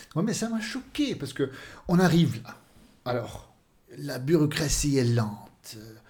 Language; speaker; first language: French; non-native, fluent; Swedish